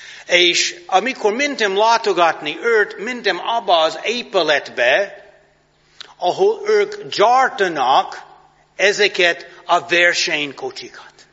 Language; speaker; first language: Hungarian; non-native, fluent; English